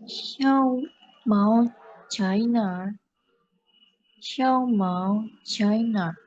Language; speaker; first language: Chinese; non-native, learner; Indonesian